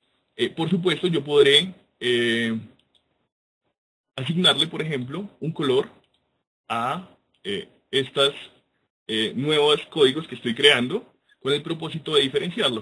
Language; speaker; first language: Spanish; native; Spanish